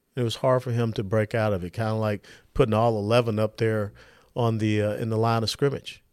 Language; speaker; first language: English; native; English